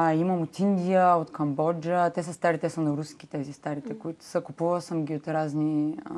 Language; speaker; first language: Bulgarian; native; Bulgarian